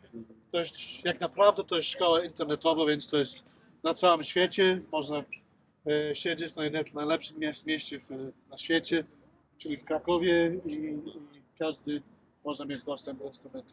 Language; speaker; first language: Polish; non-native, fluent; English